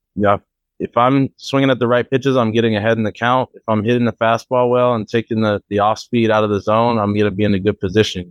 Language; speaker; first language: English; native; English